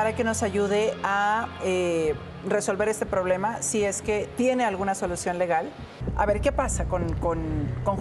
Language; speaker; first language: Spanish; native; Spanish